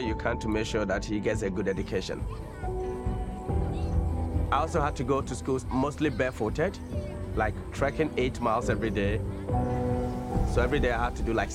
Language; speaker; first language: English; non-native, local second language; Akan